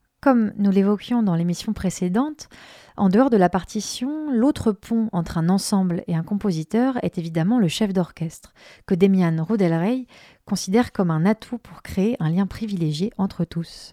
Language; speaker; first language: French; native; French